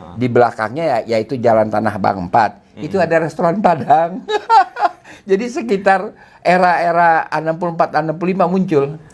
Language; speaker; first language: Indonesian; native; Indonesian